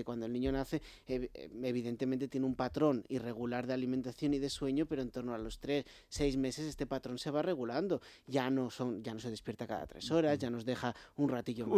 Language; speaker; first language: Spanish; native; Spanish